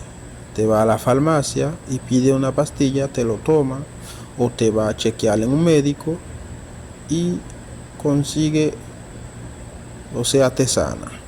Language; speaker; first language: Spanish; non-native, fluent; Haitian Creole